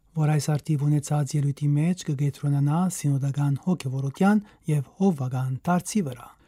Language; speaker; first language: Armenian; native; Armenian